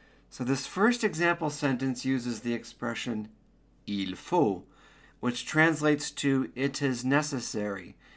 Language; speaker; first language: English; native; English